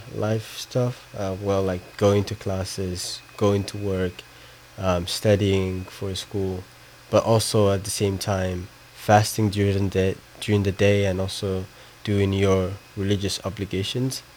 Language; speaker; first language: English; non-native, fluent; Somali